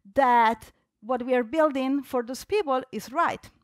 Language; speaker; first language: English; non-native, fluent; Italian